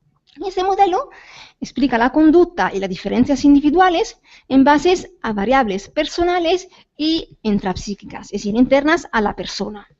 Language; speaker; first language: Spanish; native; Spanish